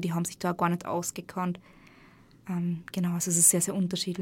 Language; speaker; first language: German; native; German